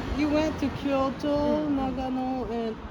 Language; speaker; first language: English; non-native, learner; Japanese